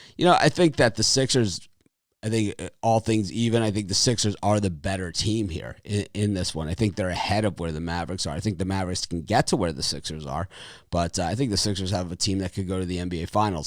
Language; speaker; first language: English; native; English